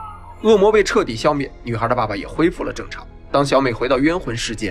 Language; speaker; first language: Chinese; native; Chinese